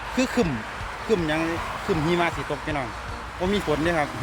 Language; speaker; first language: Thai; native; Thai